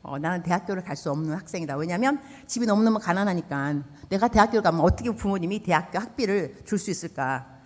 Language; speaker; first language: Korean; native; Korean